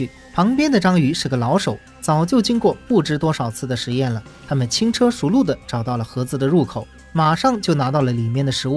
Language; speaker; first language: Chinese; native; Chinese